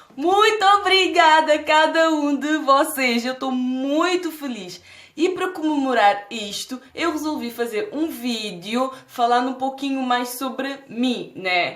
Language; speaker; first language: Portuguese; non-native, local second language; Kabuverdianu